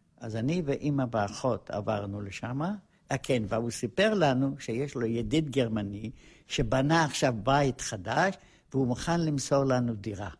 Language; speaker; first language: Hebrew; non-native, fluent; Polish